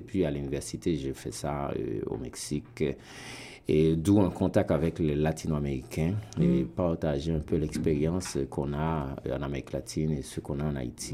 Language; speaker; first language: French; non-native, local second language; Haitian Creole